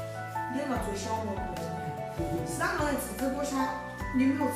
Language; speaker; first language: Chinese; native; Chinese